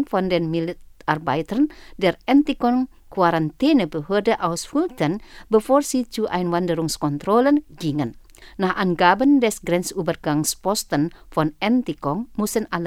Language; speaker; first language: German; non-native, fluent; Indonesian